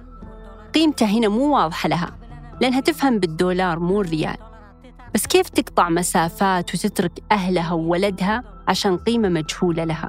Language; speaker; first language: Arabic; native; Arabic